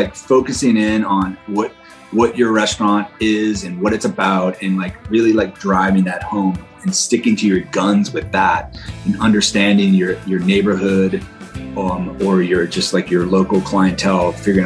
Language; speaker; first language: English; native; English